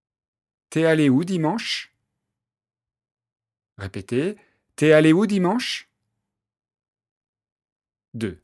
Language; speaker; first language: French; native; French